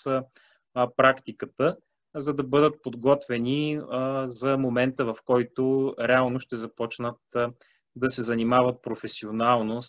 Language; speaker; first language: Bulgarian; native; Bulgarian